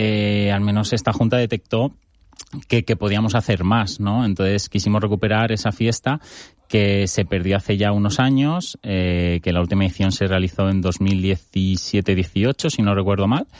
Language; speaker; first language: Spanish; native; Spanish